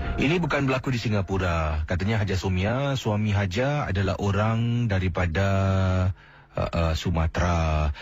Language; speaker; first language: Malay; native; Malay